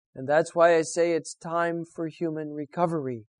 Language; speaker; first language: English; native; English